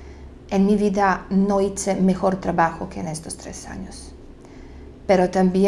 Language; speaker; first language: Spanish; non-native, fluent; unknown